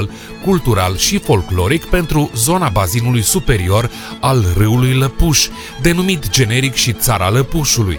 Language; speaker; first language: Romanian; native; Romanian